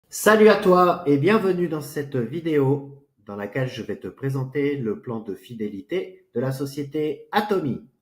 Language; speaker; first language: French; native; French